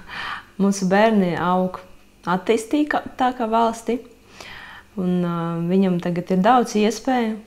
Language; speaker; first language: Latvian; non-native, local second language; Russian